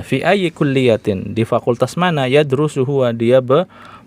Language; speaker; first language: Indonesian; native; Indonesian